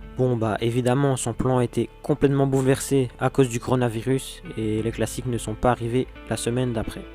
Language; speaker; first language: French; native; French